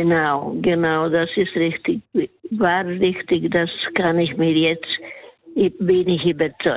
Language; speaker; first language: German; non-native, learner; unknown